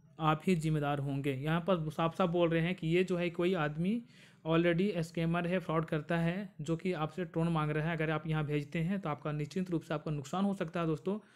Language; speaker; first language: Hindi; native; Hindi